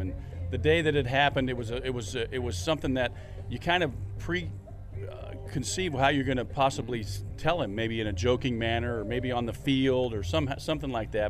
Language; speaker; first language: English; native; English